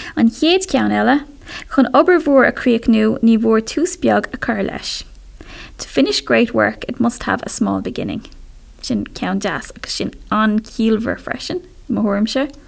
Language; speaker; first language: Irish; non-native, local second language; English